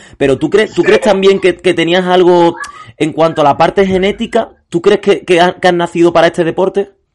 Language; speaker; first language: Spanish; native; Spanish